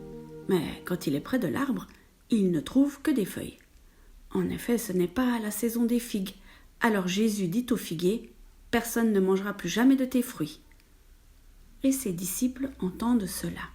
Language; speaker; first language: French; native; French